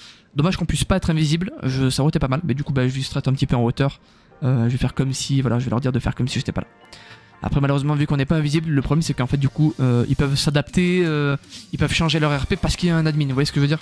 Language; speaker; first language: French; native; French